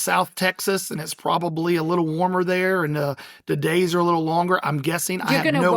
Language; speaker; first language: English; native; English